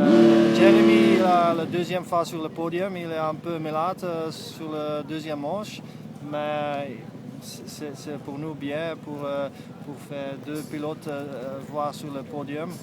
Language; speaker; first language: French; non-native, fluent; Dutch